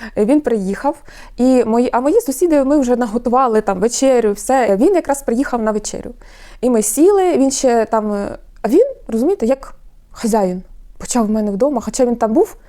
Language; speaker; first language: Ukrainian; non-native, local second language; Russian